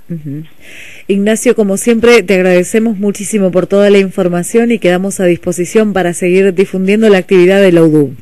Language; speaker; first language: Spanish; native; Spanish